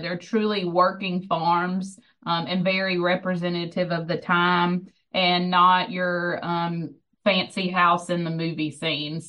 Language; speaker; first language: English; native; English